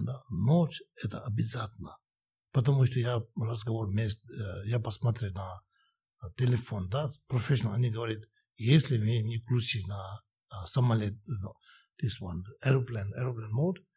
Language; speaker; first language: Russian; non-native, learner; Tibetan